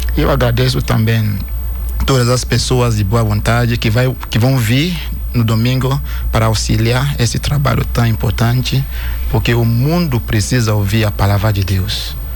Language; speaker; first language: Portuguese; non-native, fluent; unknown